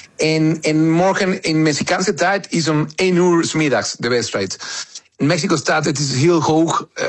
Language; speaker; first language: Dutch; non-native, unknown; Spanish